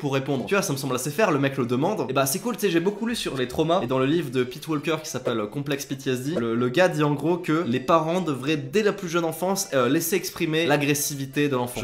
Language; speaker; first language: French; native; French